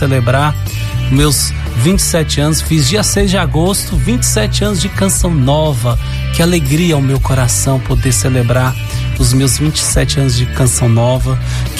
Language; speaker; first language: Portuguese; native; Portuguese